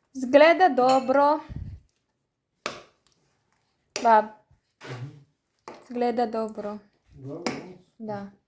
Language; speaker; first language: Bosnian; non-native, learner; Filipino